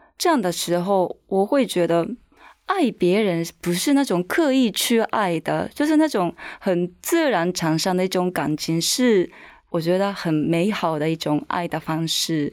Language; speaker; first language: Chinese; non-native, fluent; Japanese